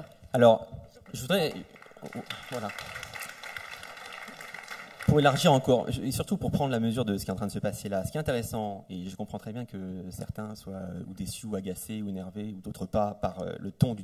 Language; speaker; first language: French; native; French